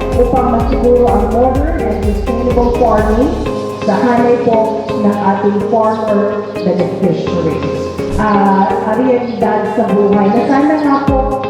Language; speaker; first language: Filipino; native; Filipino